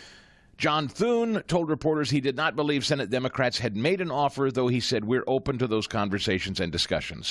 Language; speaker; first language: English; native; English